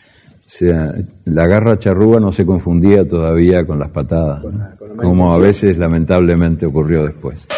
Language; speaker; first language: Spanish; native; Spanish